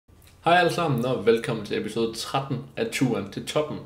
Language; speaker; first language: Danish; native; Danish